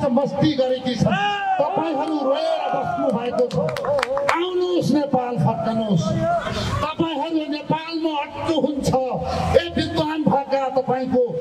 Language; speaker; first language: Nepali; native; Nepali